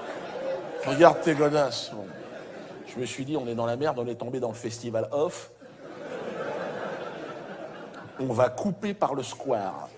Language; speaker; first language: French; native; French